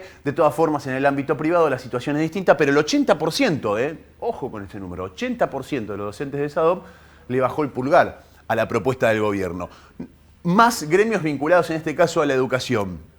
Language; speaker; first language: Spanish; native; Spanish